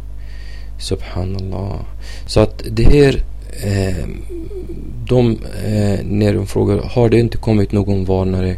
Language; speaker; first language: Swedish; non-native, fluent; Arabic